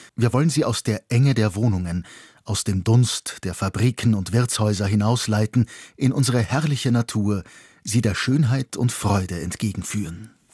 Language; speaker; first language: German; native; German